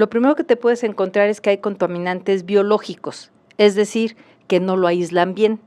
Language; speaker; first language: Spanish; native; Spanish